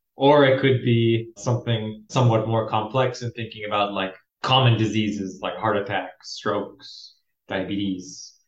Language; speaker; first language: English; native; English